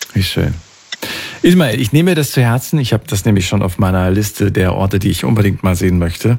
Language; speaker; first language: German; native; German